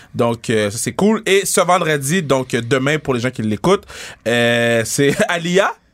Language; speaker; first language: French; native; French